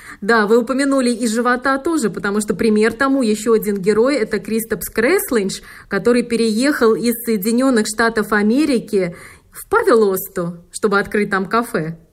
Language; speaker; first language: Russian; native; Russian